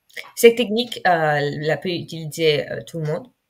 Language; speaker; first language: French; non-native, fluent; Spanish